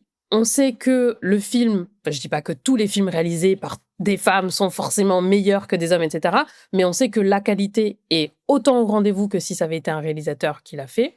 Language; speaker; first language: French; native; French